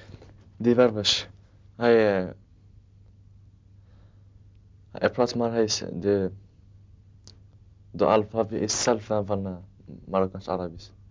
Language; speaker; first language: Dutch; non-native, learner; Arabic